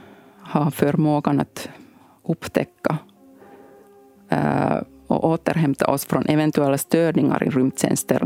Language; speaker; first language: Swedish; non-native, local second language; Finnish